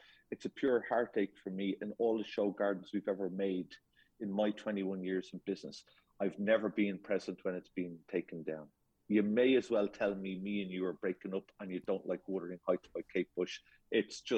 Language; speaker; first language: English; native; English